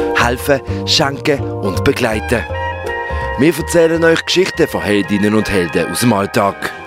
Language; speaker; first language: German; native; German